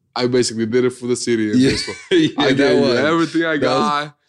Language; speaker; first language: English; early bilingual, other home language; Spanish